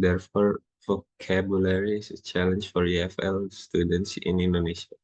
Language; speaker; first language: English; non-native, learner; Indonesian